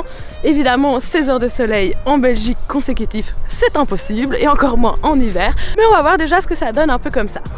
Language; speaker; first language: French; native; French